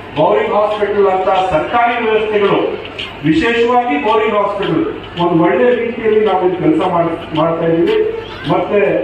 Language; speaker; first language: Kannada; non-native, local second language; Urdu